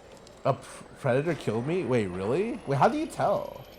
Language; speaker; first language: English; native; English